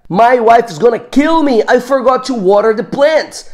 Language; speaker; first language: English; non-native, fluent; Portuguese